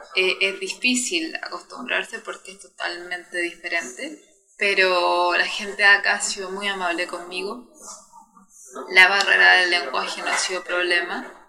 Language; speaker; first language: Spanish; native; Spanish